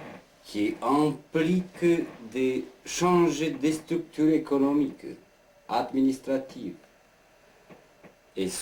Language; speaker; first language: French; non-native, learner; Romanian